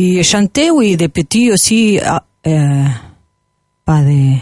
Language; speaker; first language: French; non-native, learner; Spanish